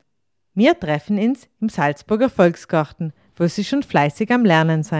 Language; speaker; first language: German; native; German